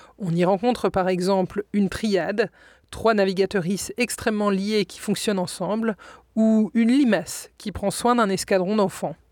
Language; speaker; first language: French; native; French